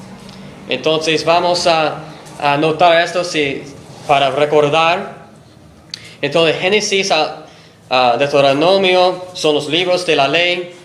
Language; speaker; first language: Spanish; non-native, fluent; English